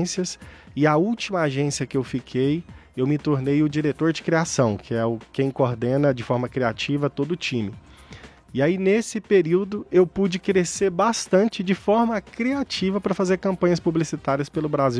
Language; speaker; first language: Portuguese; native; Portuguese